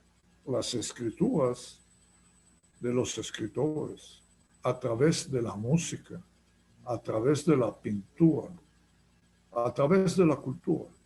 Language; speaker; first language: Spanish; non-native, fluent; Hebrew